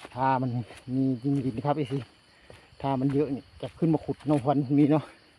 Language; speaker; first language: Thai; non-native, local second language; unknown